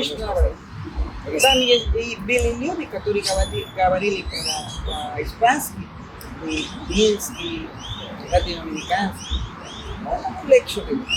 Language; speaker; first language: Russian; non-native, fluent; Spanish